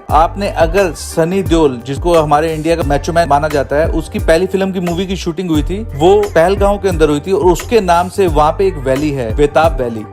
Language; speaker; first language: Hindi; native; Hindi